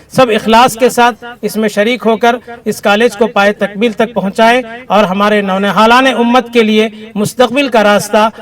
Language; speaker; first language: Urdu; native; Urdu